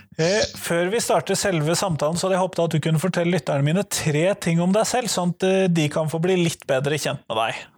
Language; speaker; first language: Norwegian; native; Norwegian